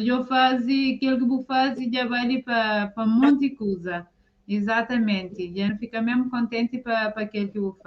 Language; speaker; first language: Portuguese; non-native, local second language; Kabuverdianu